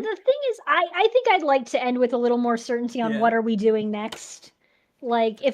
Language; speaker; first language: English; native; English